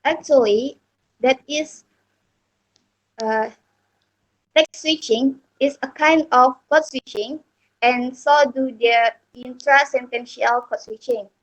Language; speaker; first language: English; non-native, learner; Indonesian